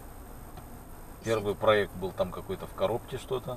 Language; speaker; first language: Russian; native; Russian